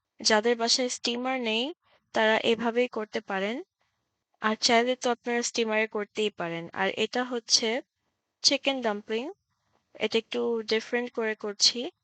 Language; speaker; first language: Bangla; early bilingual, heritage; Bangla